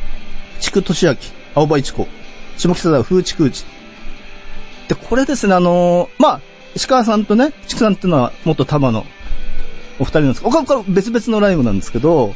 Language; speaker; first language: Japanese; native; Japanese